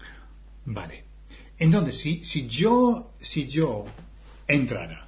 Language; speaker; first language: Spanish; non-native, fluent; English